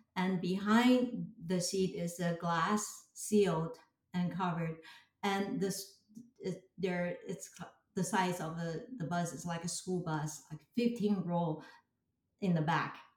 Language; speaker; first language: English; non-native, fluent; Chinese